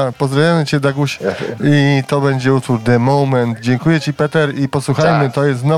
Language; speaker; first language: Polish; native; Polish